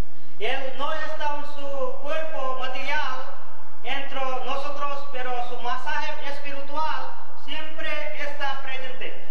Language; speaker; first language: Spanish; non-native, learner; Gujarati